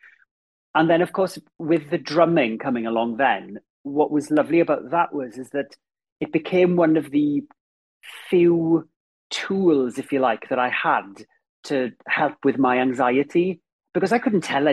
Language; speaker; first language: English; native; English